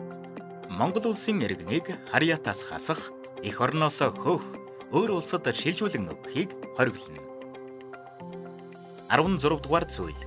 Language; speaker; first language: Mongolian; native; Mongolian